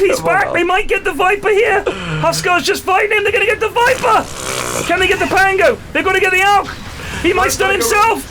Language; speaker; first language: English; native; English